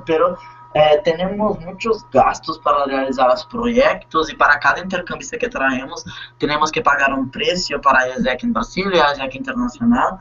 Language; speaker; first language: Spanish; non-native, learner; Portuguese